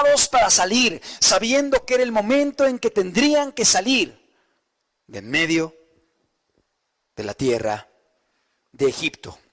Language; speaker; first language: Spanish; native; Spanish